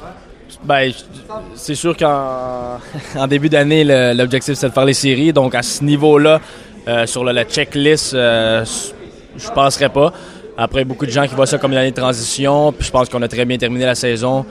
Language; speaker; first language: French; native; French